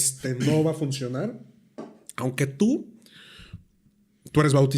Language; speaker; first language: Spanish; native; Spanish